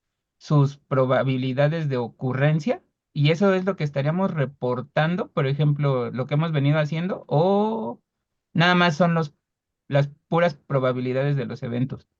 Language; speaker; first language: Spanish; native; Spanish